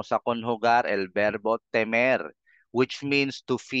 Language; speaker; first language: Spanish; non-native, fluent; Filipino